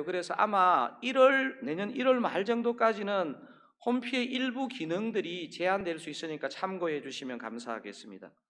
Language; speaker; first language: Korean; native; Korean